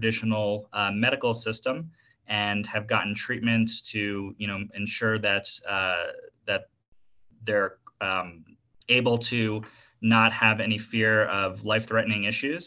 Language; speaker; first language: English; native; English